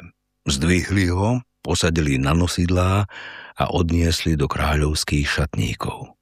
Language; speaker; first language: Slovak; native; Slovak